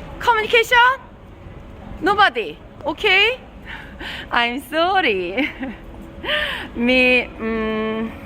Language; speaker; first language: English; non-native, learner; Korean